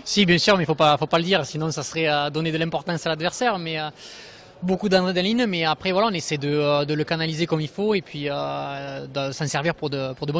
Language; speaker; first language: French; native; French